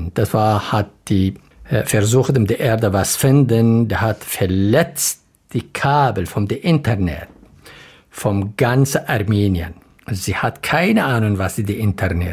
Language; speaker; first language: German; non-native, learner; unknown